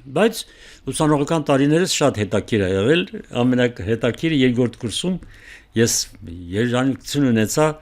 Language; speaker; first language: Armenian; native; Armenian